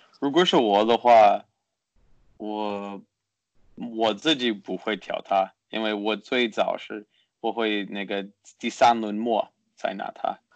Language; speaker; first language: Chinese; early bilingual, heritage; Chinese